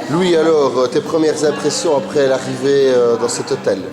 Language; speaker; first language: French; native; French